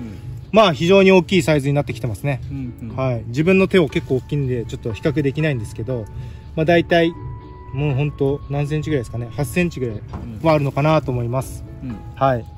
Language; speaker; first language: Japanese; native; Japanese